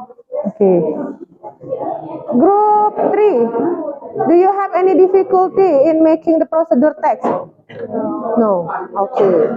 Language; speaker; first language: English; non-native, fluent; Indonesian